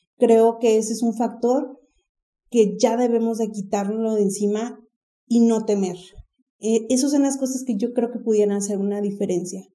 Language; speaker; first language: Spanish; native; Spanish